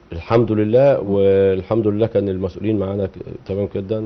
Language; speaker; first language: Arabic; native; Arabic